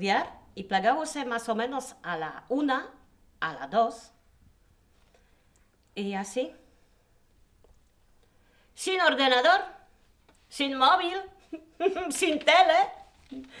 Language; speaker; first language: Spanish; non-native, learner; Polish